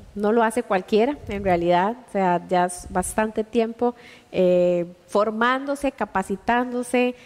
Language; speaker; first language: Spanish; native; Spanish